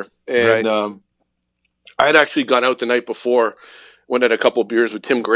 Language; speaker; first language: English; native; English